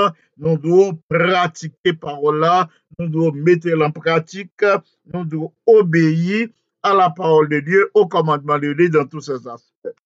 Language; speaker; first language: French; non-native, local second language; Haitian Creole